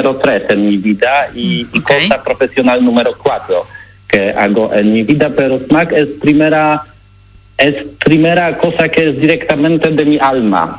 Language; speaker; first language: Spanish; non-native, learner; Polish